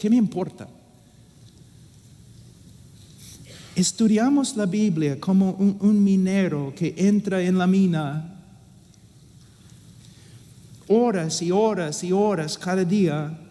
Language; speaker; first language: Spanish; non-native, fluent; English